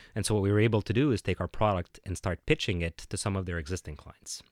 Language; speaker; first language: English; non-native, fluent; Arabic